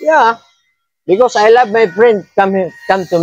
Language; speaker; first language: English; non-native, learner; Filipino